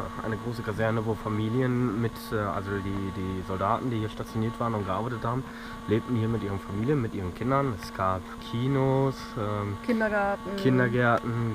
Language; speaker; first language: German; native; German